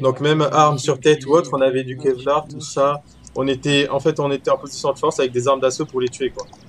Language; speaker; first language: French; native; French